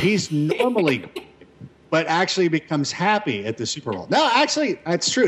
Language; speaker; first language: English; native; English